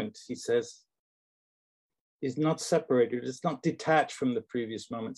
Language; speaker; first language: English; native; English